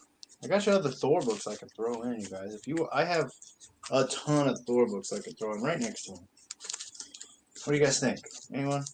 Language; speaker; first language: English; native; English